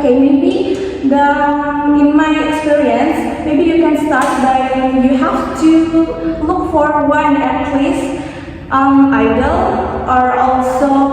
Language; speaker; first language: English; non-native, fluent; Indonesian